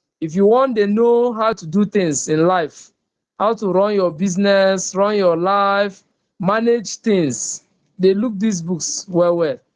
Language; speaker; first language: Nigerian Pidgin; non-native, local second language; Igbo